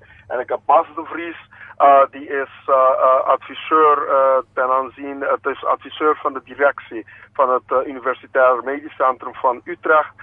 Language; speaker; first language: Dutch; non-native, local second language; Papiamento